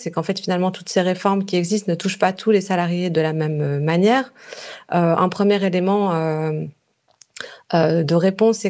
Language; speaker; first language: French; native; French